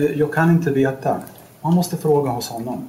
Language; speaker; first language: Swedish; non-native, learner; Lithuanian